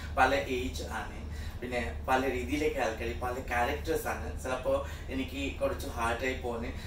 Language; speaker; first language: Malayalam; non-native, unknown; Assamese